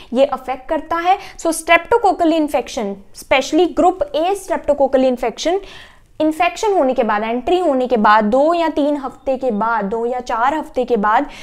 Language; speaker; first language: Hindi; native; Hindi